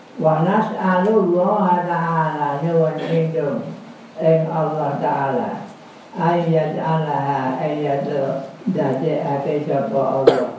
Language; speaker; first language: Arabic; non-native, fluent; Javanese